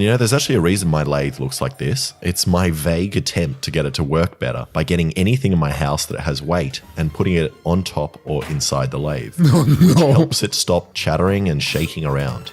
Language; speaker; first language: English; native; English